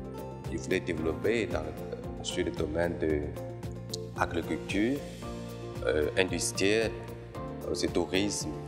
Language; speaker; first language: French; non-native, fluent; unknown